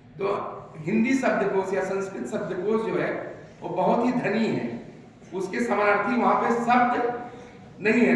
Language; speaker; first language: Hindi; native; Hindi